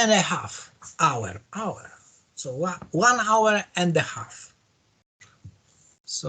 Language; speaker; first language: English; non-native, learner; Polish